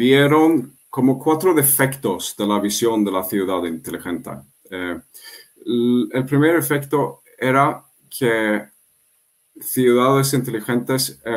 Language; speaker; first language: Spanish; non-native, fluent; Swedish